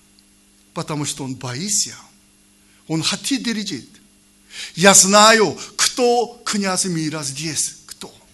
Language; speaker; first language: Russian; non-native, learner; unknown